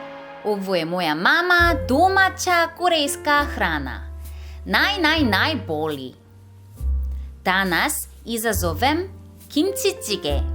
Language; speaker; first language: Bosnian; non-native, learner; Korean